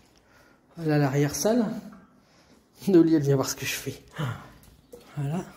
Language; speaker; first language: French; native; French